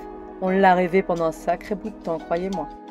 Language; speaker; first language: French; native; French